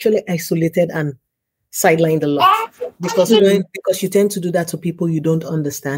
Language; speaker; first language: English; non-native, local second language; Yoruba